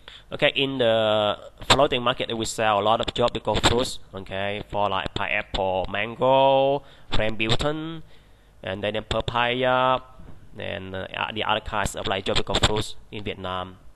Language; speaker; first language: English; non-native, fluent; Vietnamese